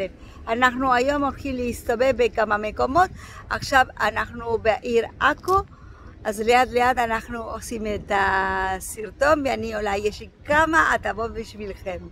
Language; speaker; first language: Hebrew; non-native, learner; Spanish